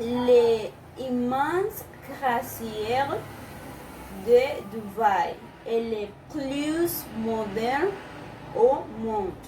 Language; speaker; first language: French; non-native, learner; Spanish